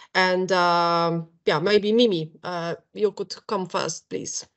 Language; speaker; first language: English; non-native, fluent; Polish